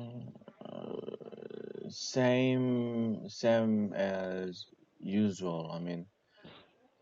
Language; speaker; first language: English; non-native, learner; Korean